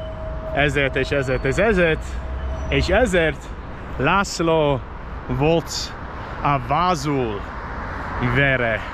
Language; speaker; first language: Hungarian; non-native, learner; English